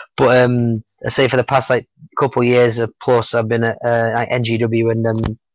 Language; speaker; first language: English; native; English